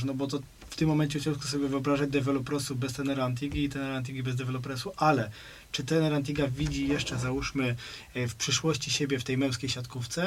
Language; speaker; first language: Polish; native; Polish